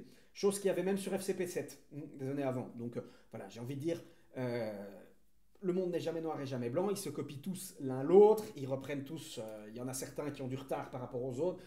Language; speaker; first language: French; native; French